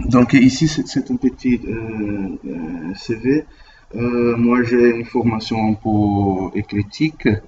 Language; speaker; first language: French; non-native, learner; Portuguese